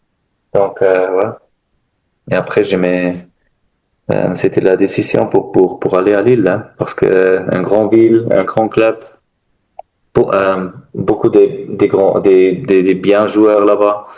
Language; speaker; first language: French; non-native, learner; German